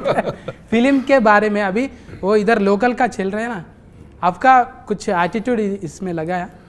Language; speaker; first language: Hindi; non-native, local second language; Telugu